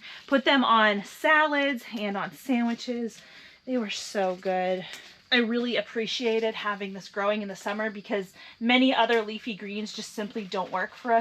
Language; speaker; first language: English; native; English